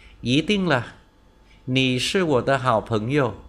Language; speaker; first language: Chinese; non-native, fluent; Vietnamese